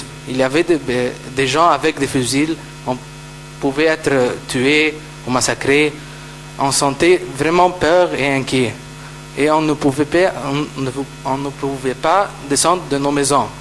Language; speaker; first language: French; non-native, fluent; Arabic